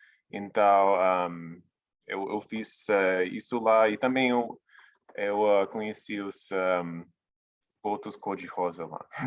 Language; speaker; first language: Portuguese; non-native, fluent; English